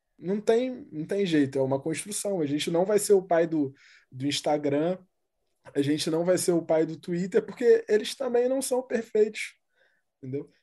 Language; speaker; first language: Portuguese; native; Portuguese